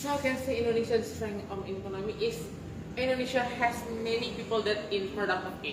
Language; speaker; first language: English; non-native, learner; Indonesian